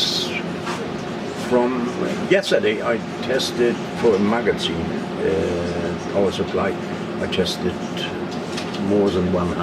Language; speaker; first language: English; non-native, learner; German